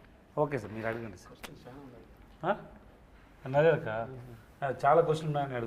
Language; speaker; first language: Telugu; non-native, learner; Tamil